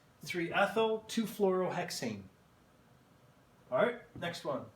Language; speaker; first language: English; native; English